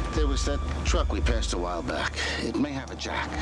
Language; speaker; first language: English; native; English